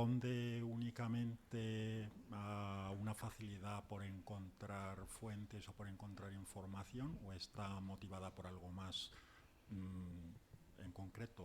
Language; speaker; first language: Spanish; native; Spanish